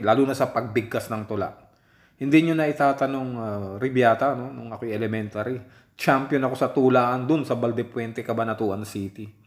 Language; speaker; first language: Filipino; native; Filipino